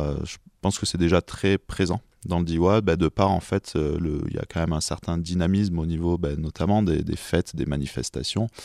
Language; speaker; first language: French; native; French